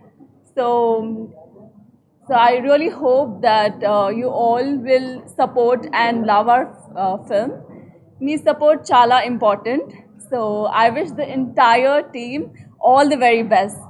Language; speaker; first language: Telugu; non-native, learner; Hindi